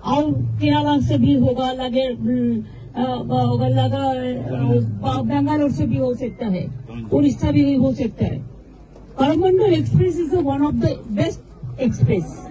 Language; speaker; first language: Hindi; non-native, local second language; Bangla